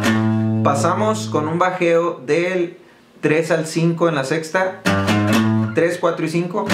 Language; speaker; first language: Spanish; native; Spanish